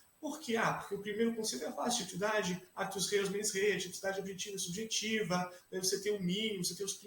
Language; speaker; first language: Portuguese; native; Portuguese